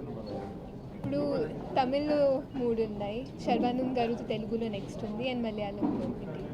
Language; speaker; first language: Telugu; non-native, fluent; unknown